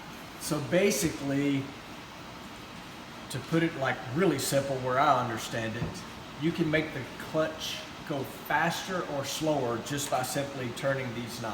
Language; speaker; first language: English; native; English